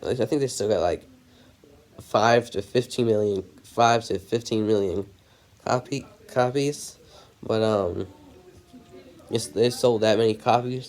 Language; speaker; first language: English; native; English